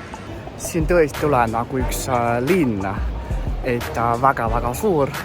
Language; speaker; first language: Estonian; non-native, fluent; Chinese